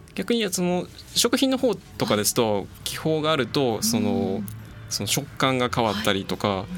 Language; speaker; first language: Japanese; native; Japanese